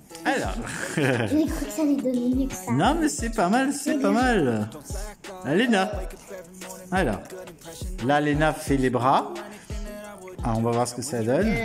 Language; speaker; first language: French; native; French